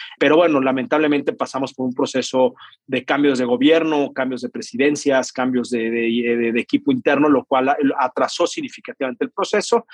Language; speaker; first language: Spanish; native; Spanish